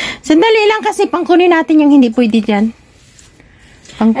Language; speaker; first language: Filipino; native; Filipino